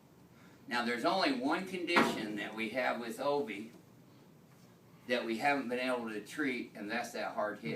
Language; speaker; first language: English; native; English